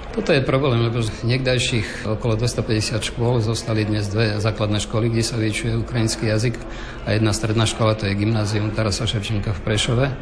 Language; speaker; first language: Slovak; non-native, local second language; Ukrainian